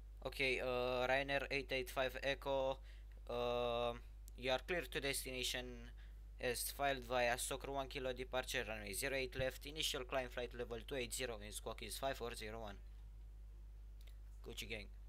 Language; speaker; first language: English; non-native, fluent; Romanian